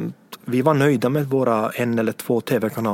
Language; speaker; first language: Swedish; non-native, fluent; Estonian